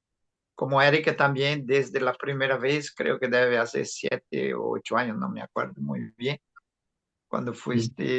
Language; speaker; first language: Spanish; non-native, fluent; Portuguese